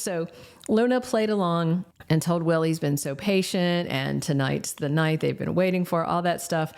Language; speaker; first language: English; native; English